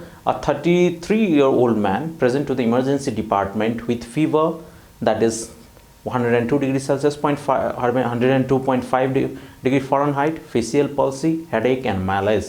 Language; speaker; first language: English; non-native, fluent; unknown